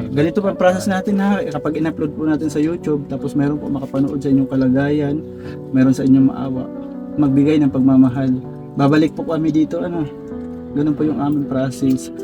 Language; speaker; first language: Filipino; non-native, local second language; Waray